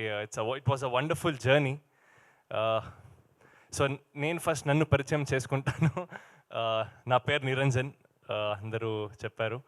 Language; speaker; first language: Telugu; non-native, learner; Kannada